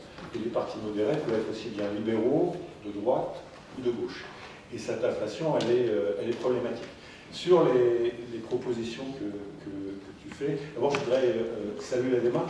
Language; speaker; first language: French; native; French